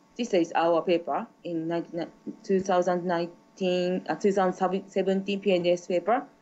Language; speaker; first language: English; non-native, learner; Japanese